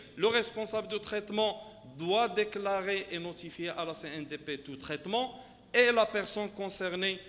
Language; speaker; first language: French; non-native, local second language; Arabic